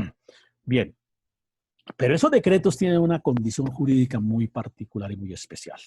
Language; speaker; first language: Spanish; native; Spanish